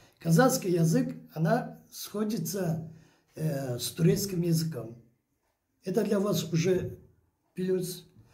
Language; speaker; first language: Russian; non-native, local second language; Azerbaijani